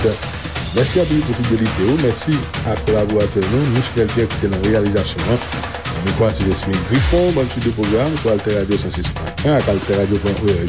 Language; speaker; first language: French; non-native, local second language; Haitian Creole